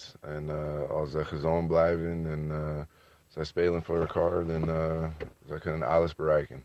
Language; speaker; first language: Dutch; non-native, fluent; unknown